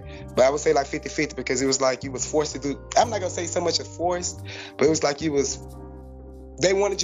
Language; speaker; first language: English; native; English